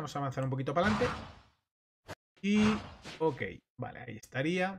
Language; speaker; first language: Spanish; native; Spanish